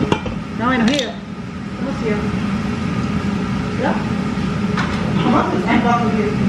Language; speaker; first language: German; non-native, learner; Filipino